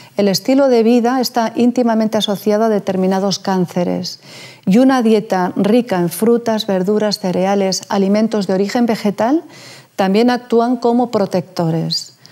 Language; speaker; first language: Spanish; native; Spanish